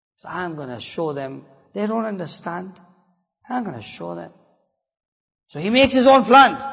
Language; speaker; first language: English; early bilingual, other home language; Urdu